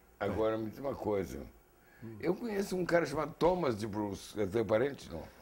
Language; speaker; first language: Portuguese; native; Portuguese